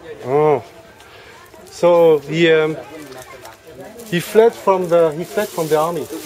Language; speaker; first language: English; non-native, learner; French